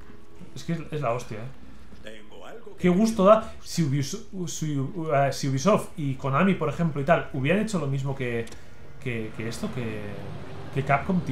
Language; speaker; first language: Spanish; native; Spanish